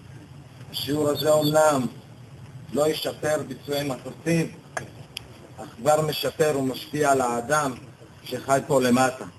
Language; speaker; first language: Hebrew; early bilingual, other home language; Romanian